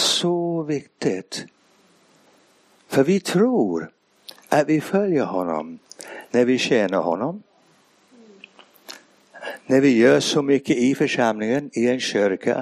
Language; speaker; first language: Swedish; non-native, fluent; English